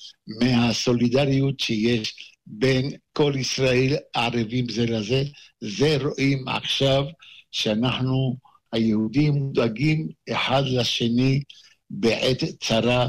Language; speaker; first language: Hebrew; non-native, fluent; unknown